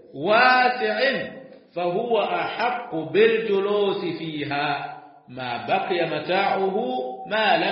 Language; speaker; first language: Arabic; non-native, fluent; Swahili